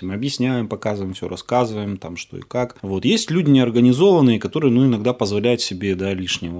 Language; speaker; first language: Russian; native; Russian